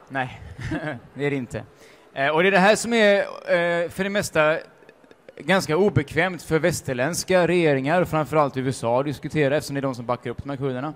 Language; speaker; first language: Swedish; native; Swedish